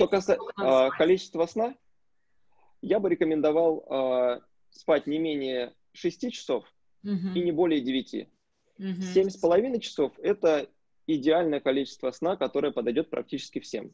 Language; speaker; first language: Russian; native; Russian